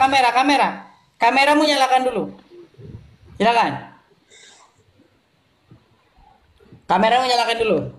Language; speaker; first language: Indonesian; native; Indonesian